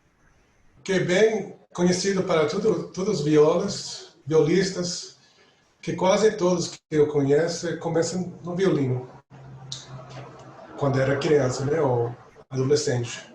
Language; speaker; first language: Portuguese; non-native, fluent; English